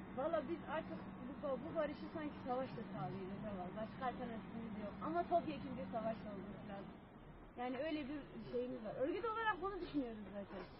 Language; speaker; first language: Turkish; non-native, local second language; Kurdish